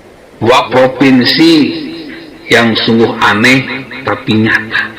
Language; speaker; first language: Indonesian; native; Indonesian